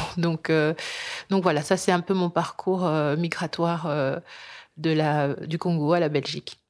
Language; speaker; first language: French; early bilingual, other home language; Lingala